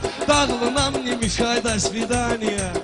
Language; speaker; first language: Russian; non-native, learner; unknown